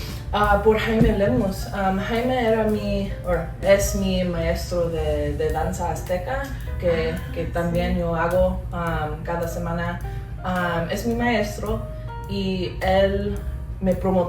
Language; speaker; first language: Spanish; early bilingual, heritage; English